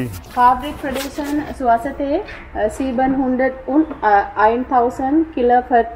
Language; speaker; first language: German; non-native, learner; Sinhala